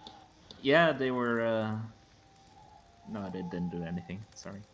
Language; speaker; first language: English; native; English